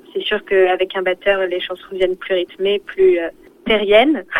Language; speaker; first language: French; early bilingual, other home language; Portuguese